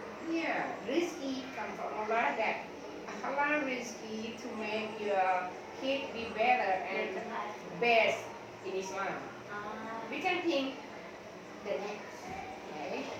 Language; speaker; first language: English; non-native, learner; Thai